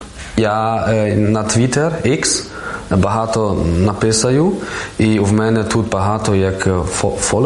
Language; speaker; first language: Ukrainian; non-native, learner; German